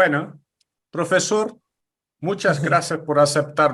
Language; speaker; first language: Spanish; non-native, fluent; Portuguese